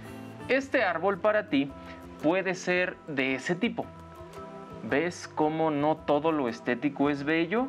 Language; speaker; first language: Spanish; native; Spanish